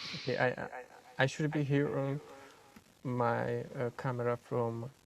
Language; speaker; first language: English; non-native, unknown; Czech